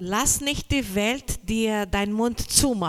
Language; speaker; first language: German; non-native, learner; Portuguese